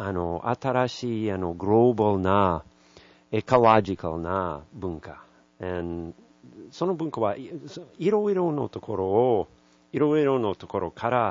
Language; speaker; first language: Japanese; non-native, learner; English